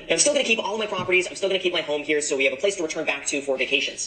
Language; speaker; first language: English; native; English